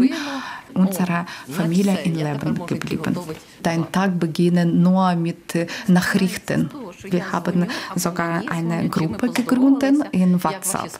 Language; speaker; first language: German; non-native, learner; Ukrainian